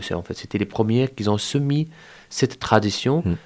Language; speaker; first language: French; non-native, fluent; Arabic